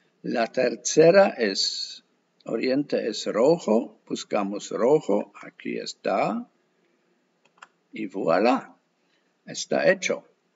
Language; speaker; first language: Spanish; non-native, fluent; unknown